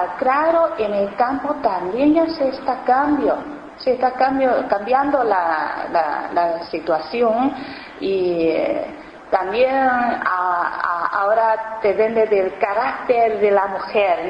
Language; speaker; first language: Spanish; non-native, learner; Chinese